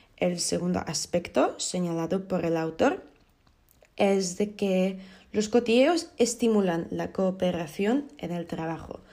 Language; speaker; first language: Spanish; non-native, fluent; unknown